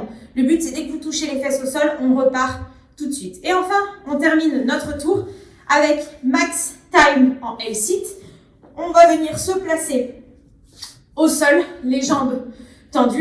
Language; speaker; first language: French; native; French